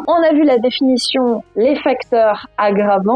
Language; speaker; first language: French; native; French